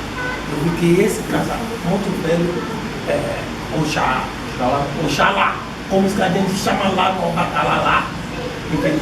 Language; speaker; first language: Portuguese; non-native, fluent; Yoruba